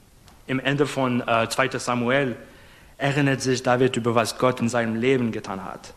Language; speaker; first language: German; non-native, fluent; English